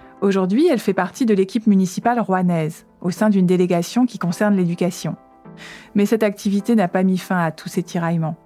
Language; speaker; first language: French; native; French